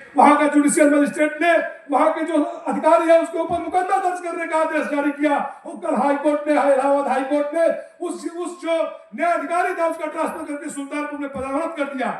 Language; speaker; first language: Hindi; native; Hindi